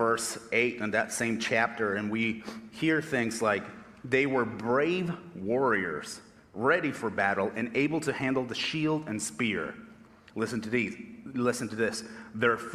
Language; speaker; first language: English; non-native, fluent; Spanish